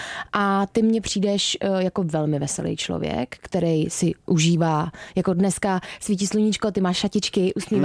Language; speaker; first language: Czech; native; Czech